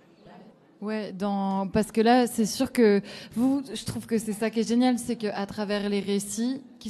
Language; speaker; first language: French; native; French